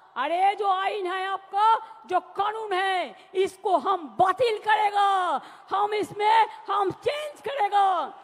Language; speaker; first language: Hindi; non-native, local second language; Bangla